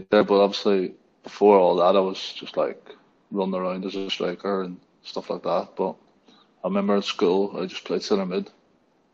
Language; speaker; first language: English; native; English